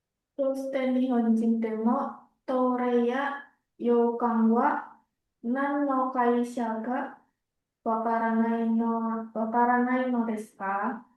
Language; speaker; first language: Japanese; non-native, learner; Indonesian